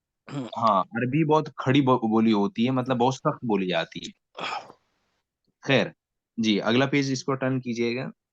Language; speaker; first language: Hindi; native; Hindi